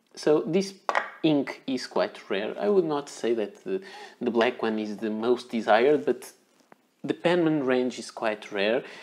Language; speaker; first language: English; non-native, fluent; Portuguese